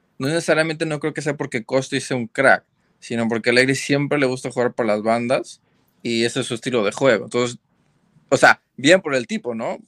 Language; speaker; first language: Spanish; native; Spanish